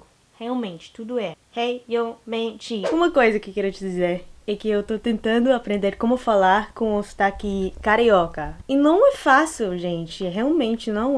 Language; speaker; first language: Portuguese; non-native, learner; English